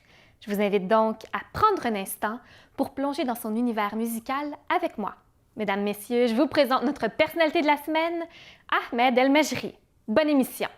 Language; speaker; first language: French; native; French